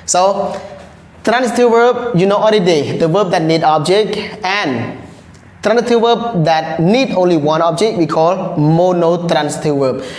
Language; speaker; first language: English; non-native, learner; Khmer